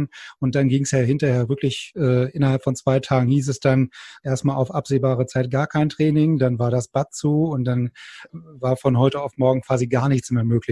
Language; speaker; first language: German; native; German